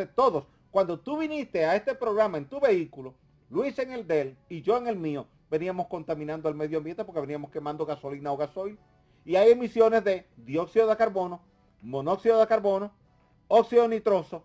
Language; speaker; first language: Spanish; native; Spanish